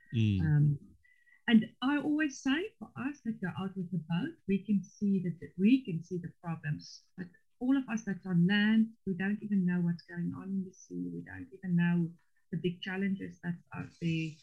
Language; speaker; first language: English; non-native, local second language; Afrikaans